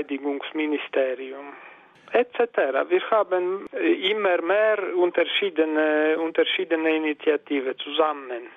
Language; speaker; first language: German; non-native, fluent; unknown